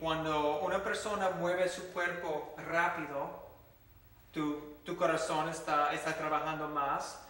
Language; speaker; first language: Spanish; non-native, fluent; English